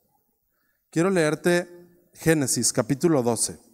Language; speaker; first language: Spanish; native; Spanish